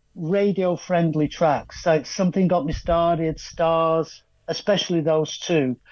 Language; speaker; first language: English; native; English